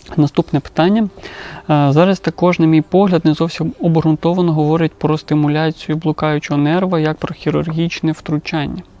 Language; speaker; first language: Ukrainian; non-native, local second language; Russian